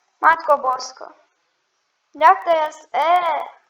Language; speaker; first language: Polish; non-native, learner; Ukrainian